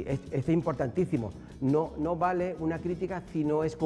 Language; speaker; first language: Spanish; native; Spanish